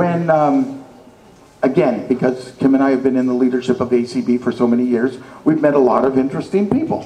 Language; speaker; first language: English; native; English